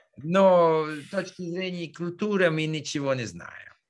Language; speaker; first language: Russian; non-native, learner; English